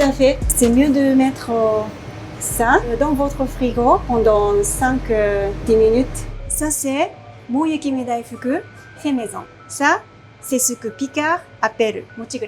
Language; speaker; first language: French; non-native, learner; Japanese